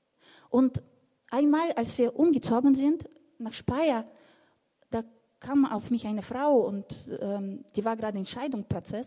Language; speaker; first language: German; non-native, fluent; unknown